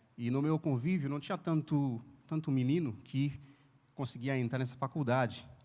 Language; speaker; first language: Portuguese; non-native, fluent; Haitian Creole